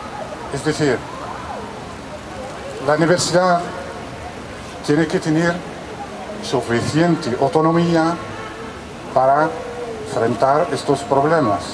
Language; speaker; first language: Spanish; non-native, fluent; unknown